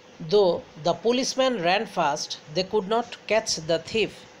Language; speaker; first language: English; non-native, local second language; Bangla